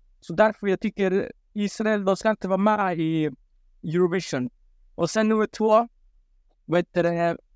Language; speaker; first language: Swedish; non-native, local second language; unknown